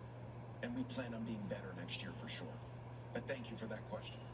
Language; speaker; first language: English; native; English